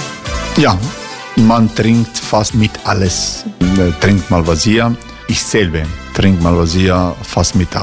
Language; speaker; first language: German; non-native, learner; Croatian